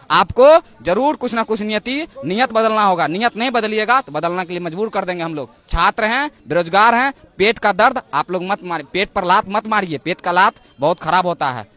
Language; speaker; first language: Hindi; native; Hindi